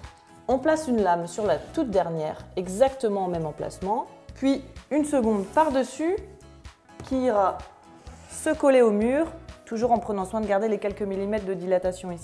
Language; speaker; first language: French; native; French